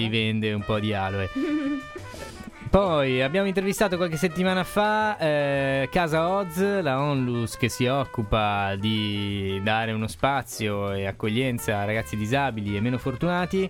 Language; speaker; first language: Italian; native; Italian